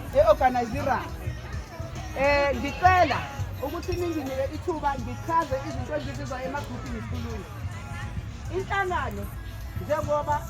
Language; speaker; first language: Zulu; native; Zulu